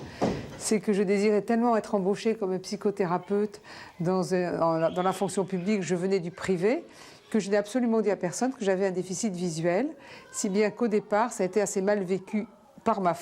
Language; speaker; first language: French; native; French